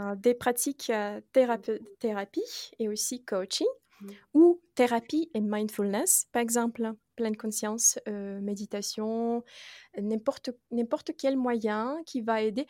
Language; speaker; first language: French; non-native, fluent; Russian